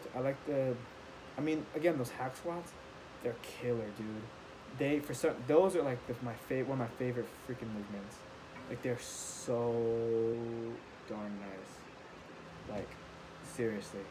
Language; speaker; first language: English; native; English